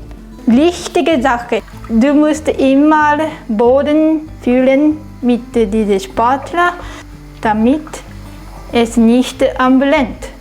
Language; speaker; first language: German; non-native, learner; Japanese